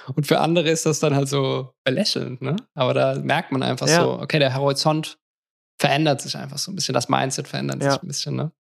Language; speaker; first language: German; native; German